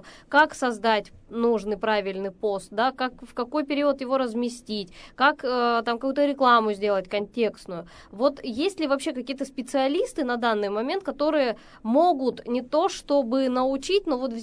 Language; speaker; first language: Russian; native; Russian